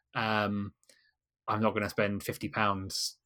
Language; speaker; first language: English; native; English